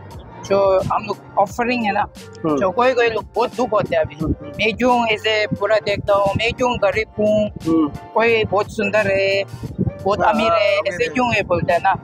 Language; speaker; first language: Hindi; non-native, local second language; Tibetan